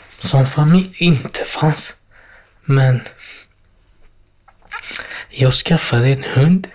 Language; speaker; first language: Swedish; non-native, learner; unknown